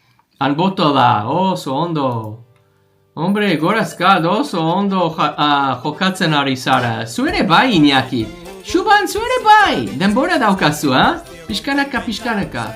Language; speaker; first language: Basque; non-native, learner; English